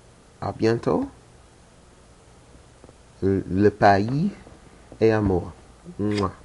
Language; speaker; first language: French; non-native, learner; English